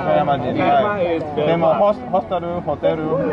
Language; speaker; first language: Japanese; non-native, learner; English